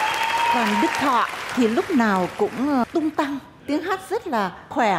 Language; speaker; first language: Vietnamese; native; Vietnamese